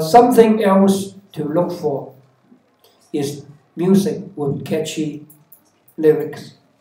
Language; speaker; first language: English; non-native, local second language; Cantonese